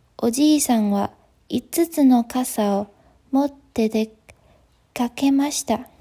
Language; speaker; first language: Japanese; non-native, learner; Chinese